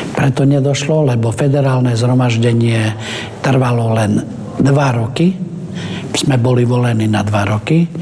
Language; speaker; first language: Slovak; non-native, local second language; Romany